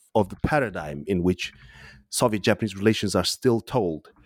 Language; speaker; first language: English; non-native, fluent; Uzbek